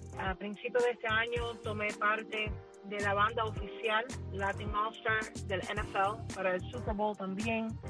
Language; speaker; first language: Spanish; early bilingual, heritage; Spanish